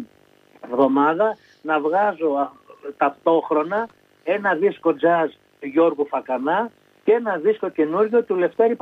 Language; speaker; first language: Greek; native; Greek